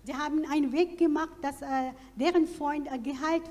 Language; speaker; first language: German; non-native, fluent; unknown